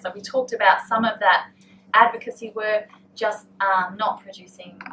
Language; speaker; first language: English; native; English